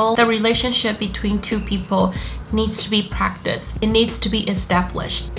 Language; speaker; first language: English; non-native, fluent; Chinese